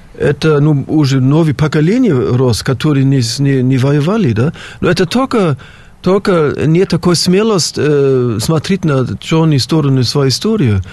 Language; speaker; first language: Russian; non-native, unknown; German